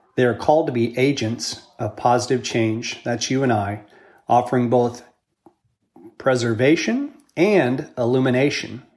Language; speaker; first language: English; native; English